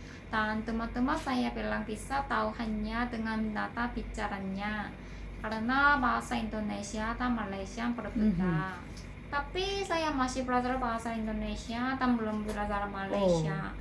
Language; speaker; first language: Indonesian; non-native, learner; Korean